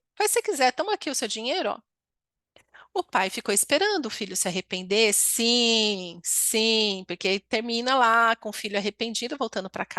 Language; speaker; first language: Portuguese; native; Portuguese